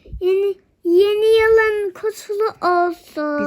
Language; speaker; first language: Turkish; early bilingual, heritage; Turkish